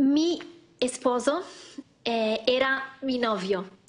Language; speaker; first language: Spanish; non-native, learner; Italian